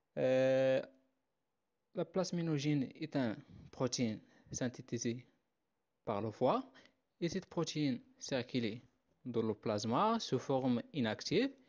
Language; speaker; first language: French; non-native, local second language; Arabic